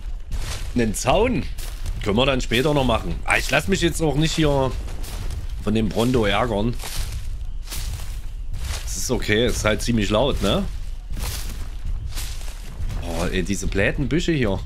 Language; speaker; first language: German; native; German